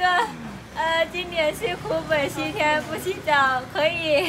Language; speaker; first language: Chinese; non-native, learner; Lao